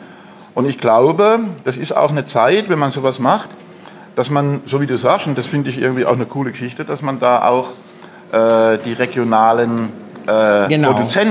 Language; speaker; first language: German; native; German